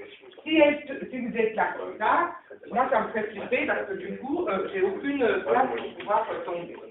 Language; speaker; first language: French; native; French